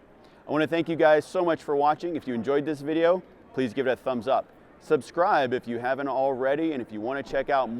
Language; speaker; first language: English; native; English